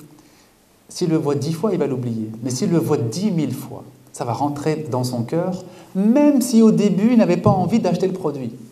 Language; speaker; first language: French; native; French